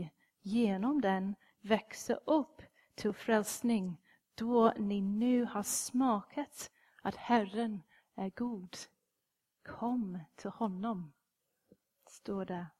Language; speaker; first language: Swedish; non-native, fluent; English